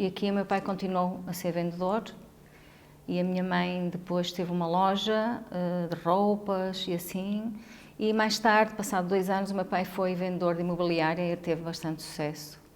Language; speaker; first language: Portuguese; early bilingual, heritage; Portuguese